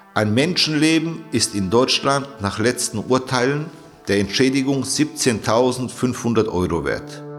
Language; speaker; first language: German; native; German